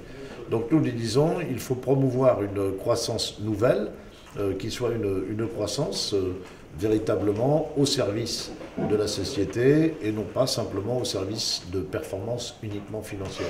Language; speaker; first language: French; native; French